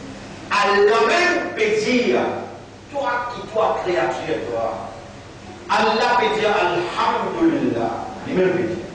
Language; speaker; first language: French; non-native, local second language; Morisyen